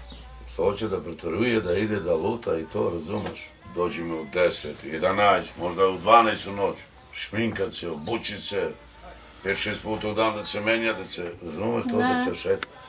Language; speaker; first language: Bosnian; non-native, local second language; Romany